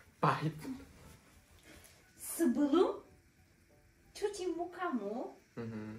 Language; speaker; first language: Indonesian; non-native, learner; Turkish